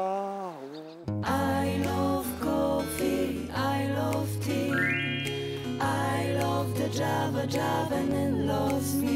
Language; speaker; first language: Korean; native; Korean